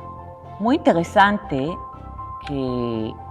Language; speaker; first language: Spanish; non-native, fluent; Hebrew